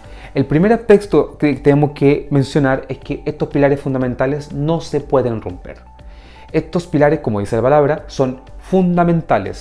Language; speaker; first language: Spanish; native; Spanish